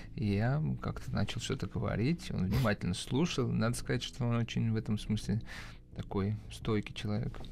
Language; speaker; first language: Russian; early bilingual, other home language; Georgian